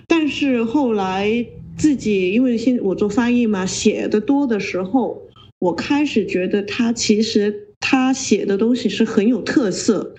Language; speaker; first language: Chinese; non-native, local second language; Cantonese